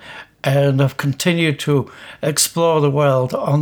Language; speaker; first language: English; native; English